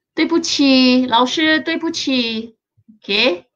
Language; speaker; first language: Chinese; non-native, local second language; Malay